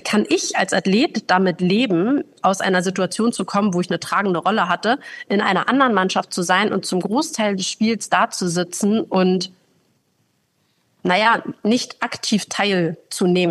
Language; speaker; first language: German; native; German